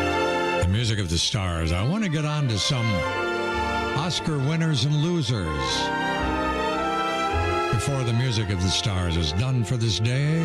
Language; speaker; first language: English; native; English